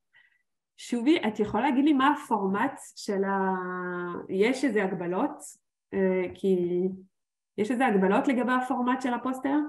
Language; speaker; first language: Hebrew; non-native, fluent; French